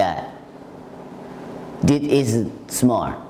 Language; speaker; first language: English; non-native, learner; Thai